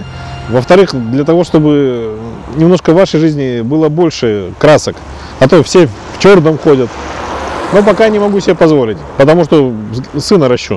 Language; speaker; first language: Russian; native; Russian